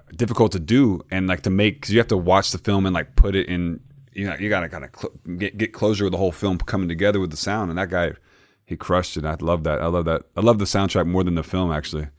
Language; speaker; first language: English; native; English